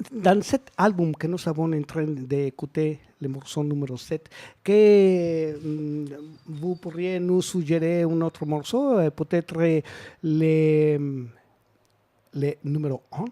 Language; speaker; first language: French; non-native, learner; Spanish